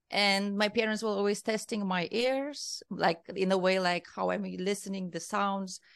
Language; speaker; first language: English; non-native, fluent; Lithuanian